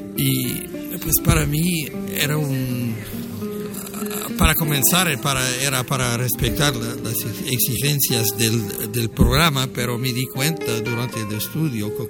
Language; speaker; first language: Spanish; non-native, fluent; English